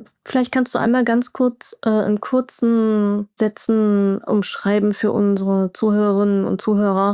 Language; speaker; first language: German; native; German